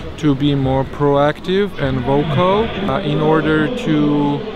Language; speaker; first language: English; non-native, fluent; Georgian